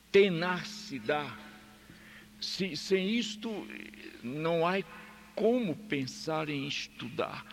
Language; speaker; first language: Spanish; non-native, fluent; Portuguese